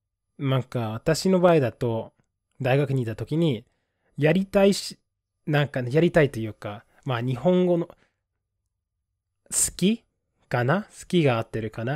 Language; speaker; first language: Japanese; non-native, fluent; English